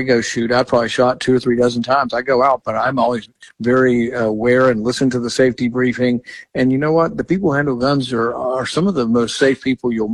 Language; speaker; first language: English; native; English